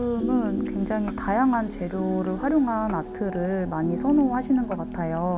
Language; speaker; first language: Korean; native; Korean